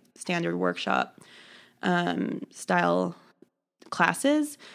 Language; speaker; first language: English; native; English